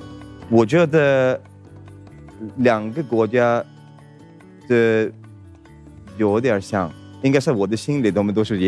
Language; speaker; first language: Chinese; non-native, fluent; Swedish